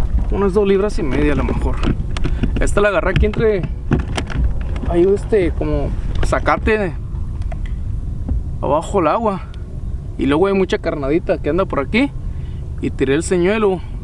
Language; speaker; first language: Spanish; native; Spanish